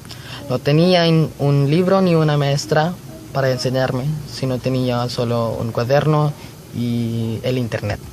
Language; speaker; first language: Spanish; non-native, learner; Filipino